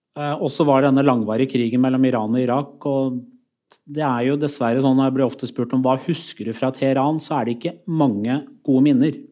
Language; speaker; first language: Norwegian; early bilingual, other home language; Persian